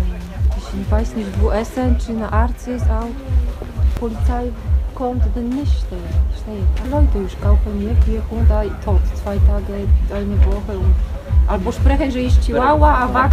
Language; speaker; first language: German; non-native, learner; Polish